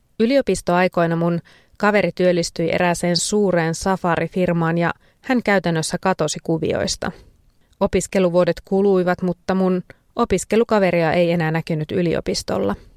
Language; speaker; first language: Finnish; native; Finnish